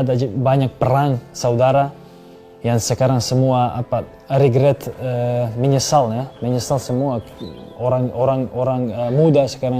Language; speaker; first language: Indonesian; non-native, fluent; Serbian